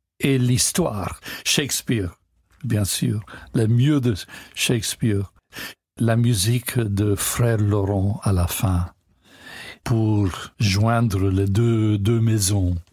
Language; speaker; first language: French; non-native, learner; English